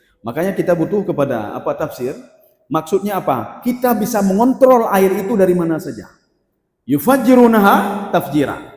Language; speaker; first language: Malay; non-native, local second language; Achinese